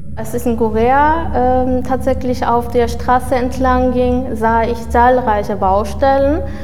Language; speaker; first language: German; non-native, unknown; Korean